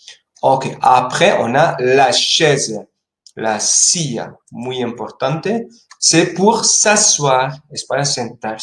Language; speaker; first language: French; non-native, fluent; Spanish